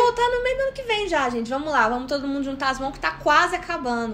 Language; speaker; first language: Portuguese; native; Portuguese